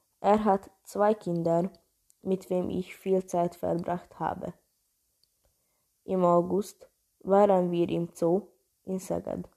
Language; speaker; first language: German; non-native, learner; Hungarian